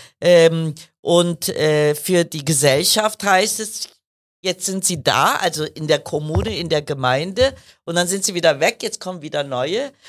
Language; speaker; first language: German; early bilingual, other home language; Kurdish